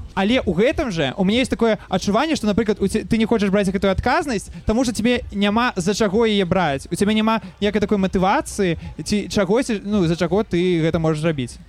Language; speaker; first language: Belarusian; non-native, local second language; Russian